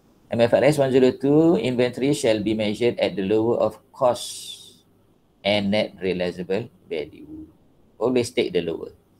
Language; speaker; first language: English; non-native, local second language; Malay